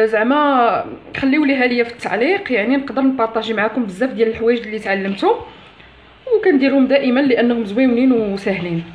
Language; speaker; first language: Arabic; native; Arabic